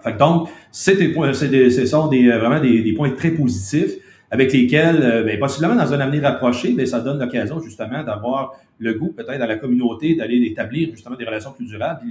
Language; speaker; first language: French; native; French